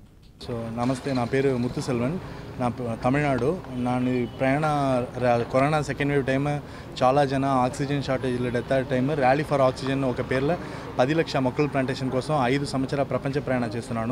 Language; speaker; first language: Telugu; non-native, learner; Tamil